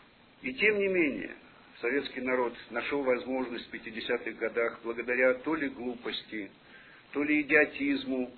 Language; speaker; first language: Russian; native; Russian